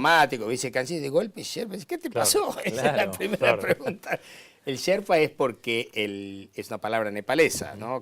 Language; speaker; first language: Spanish; native; Spanish